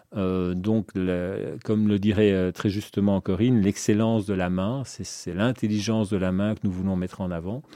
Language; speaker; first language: French; native; French